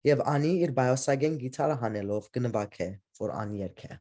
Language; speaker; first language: Armenian; early bilingual, heritage; Armenian